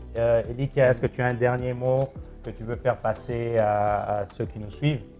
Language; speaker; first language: French; non-native, local second language; Lingala